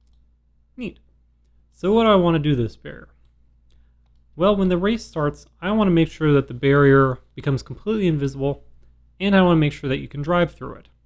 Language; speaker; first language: English; native; English